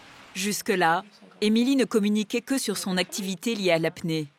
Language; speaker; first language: French; native; French